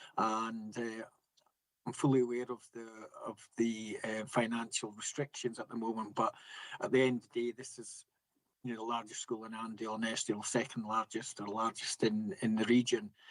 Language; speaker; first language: English; native; English